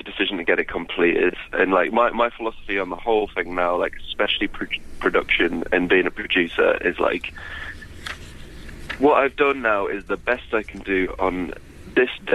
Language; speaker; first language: English; native; English